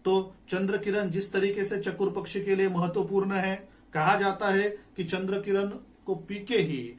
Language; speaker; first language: Hindi; non-native, local second language; Marathi